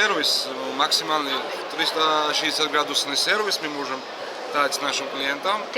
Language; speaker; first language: Russian; non-native, fluent; Georgian